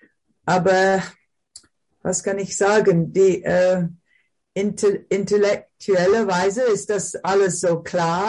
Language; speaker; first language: German; non-native, learner; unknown